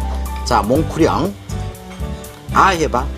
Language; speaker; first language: Korean; native; Korean